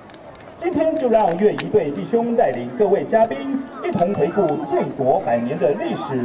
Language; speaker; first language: Chinese; native; Chinese